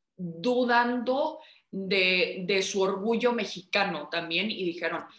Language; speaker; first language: Spanish; early bilingual, heritage; Spanish